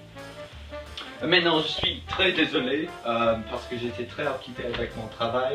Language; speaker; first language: French; non-native, learner; English